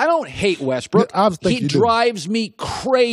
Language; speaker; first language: English; native; English